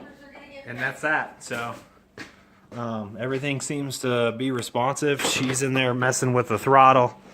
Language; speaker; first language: English; native; English